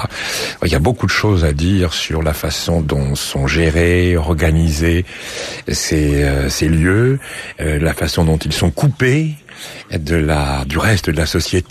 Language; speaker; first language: French; native; French